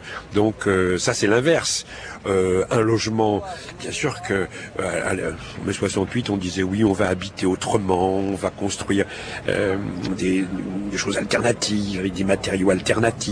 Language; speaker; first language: French; native; French